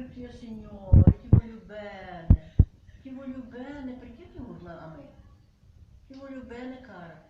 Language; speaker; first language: Italian; non-native, learner; Ukrainian